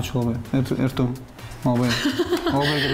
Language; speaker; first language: Lithuanian; non-native, fluent; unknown